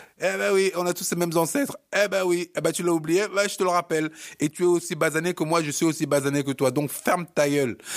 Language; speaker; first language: French; early bilingual, other home language; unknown